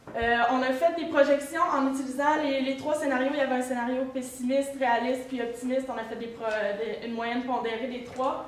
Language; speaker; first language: French; native; French